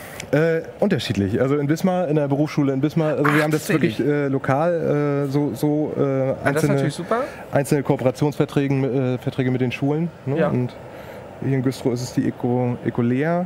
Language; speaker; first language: German; native; German